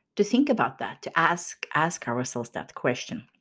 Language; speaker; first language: English; non-native, fluent; Swedish